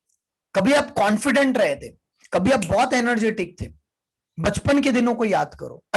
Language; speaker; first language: Hindi; native; Hindi